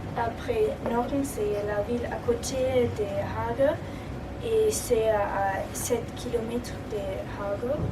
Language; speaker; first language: French; non-native, learner; German